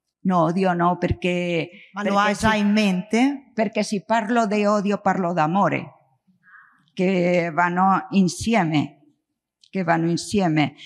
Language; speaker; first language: Italian; non-native, learner; Spanish